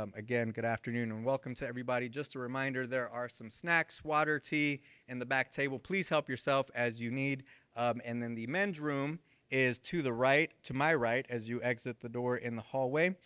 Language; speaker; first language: English; early bilingual, other home language; Spanish